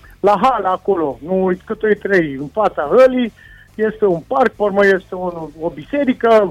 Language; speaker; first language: Romanian; non-native, local second language; Hungarian